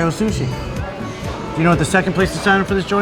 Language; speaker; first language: English; native; English